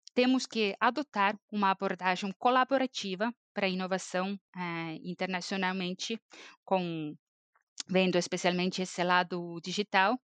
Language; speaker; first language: Portuguese; non-native, fluent; Estonian